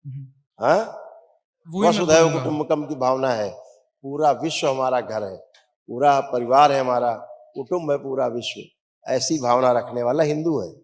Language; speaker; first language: Hindi; native; Hindi